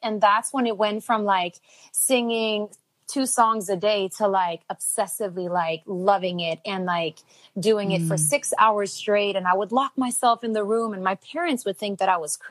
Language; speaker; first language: English; non-native, fluent; Albanian